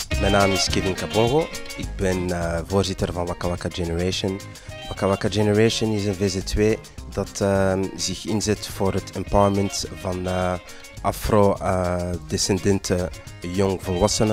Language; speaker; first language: Dutch; early bilingual, other home language; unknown